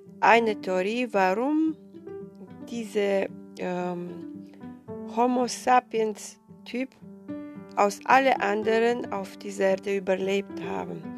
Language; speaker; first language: German; non-native, fluent; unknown